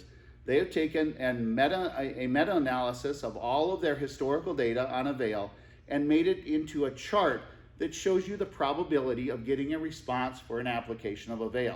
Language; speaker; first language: English; native; English